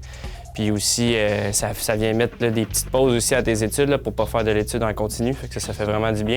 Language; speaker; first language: French; native; French